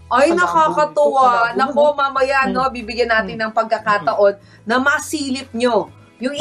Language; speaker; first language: Filipino; native; Filipino